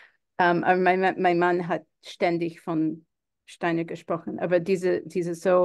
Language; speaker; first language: German; non-native, fluent; English